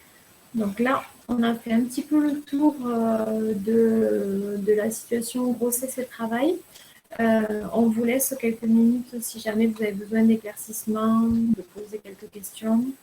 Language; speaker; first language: French; native; French